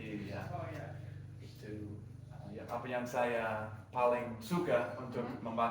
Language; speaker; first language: Indonesian; non-native, learner; English